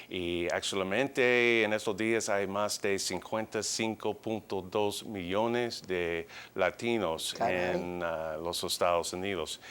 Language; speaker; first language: Spanish; early bilingual, heritage; English